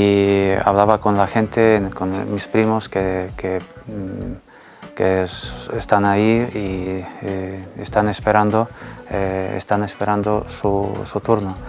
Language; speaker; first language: Spanish; non-native, fluent; Ukrainian